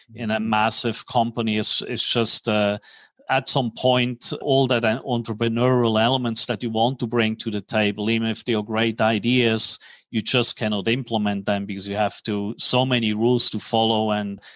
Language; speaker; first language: English; non-native, fluent; German